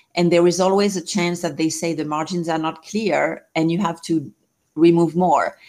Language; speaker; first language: English; non-native, fluent; French